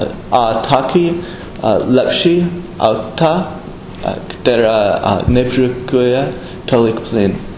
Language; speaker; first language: Czech; non-native, learner; English